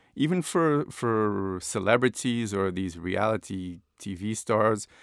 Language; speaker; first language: English; non-native, fluent; Portuguese